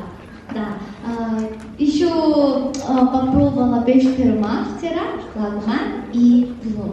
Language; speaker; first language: Russian; non-native, fluent; Korean